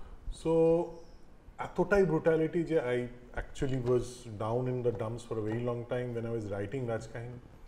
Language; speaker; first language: English; non-native, local second language; Bangla